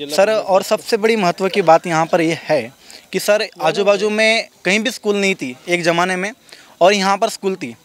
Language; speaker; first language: Hindi; non-native, local second language; Marathi